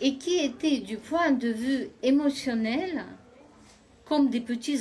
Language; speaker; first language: French; non-native, fluent; Russian